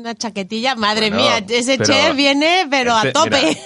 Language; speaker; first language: Spanish; native; Spanish